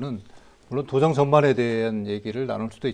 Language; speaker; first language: Korean; native; Korean